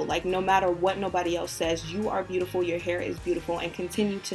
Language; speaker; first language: English; native; English